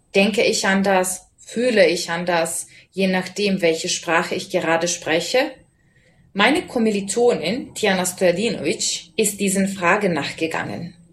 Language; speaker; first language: German; non-native, fluent; Serbian